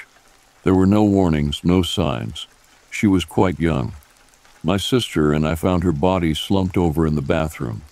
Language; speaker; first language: English; native; English